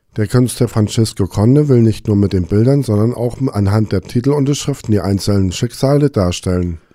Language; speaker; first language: German; native; German